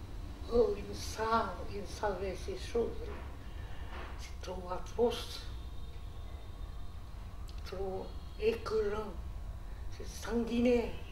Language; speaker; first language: French; non-native, learner; Vietnamese